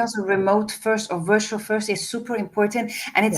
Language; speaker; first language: English; non-native, fluent; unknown